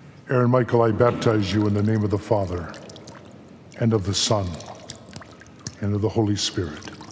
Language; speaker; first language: English; native; English